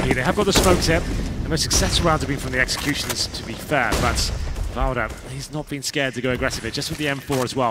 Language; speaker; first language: English; native; English